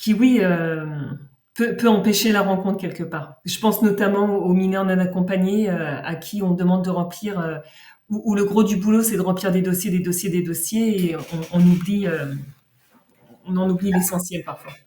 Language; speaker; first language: French; native; French